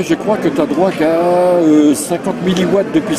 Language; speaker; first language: French; native; French